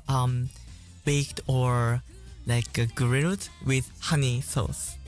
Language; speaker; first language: English; non-native, learner; Japanese